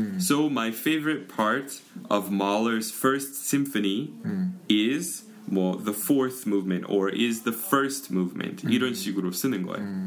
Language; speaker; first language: English; native; English